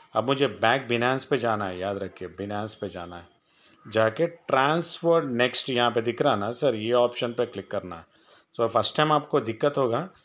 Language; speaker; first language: Hindi; non-native, local second language; Telugu